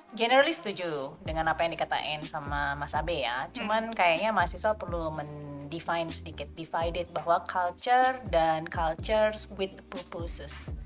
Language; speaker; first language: Indonesian; native; Indonesian